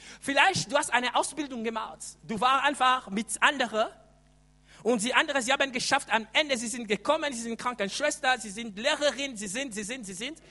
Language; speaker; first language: German; non-native, fluent; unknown